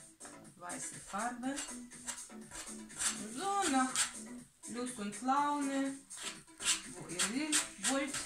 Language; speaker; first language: German; non-native, learner; Russian